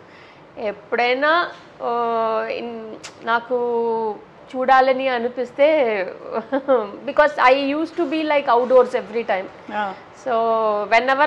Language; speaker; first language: Telugu; non-native, local second language; Tamil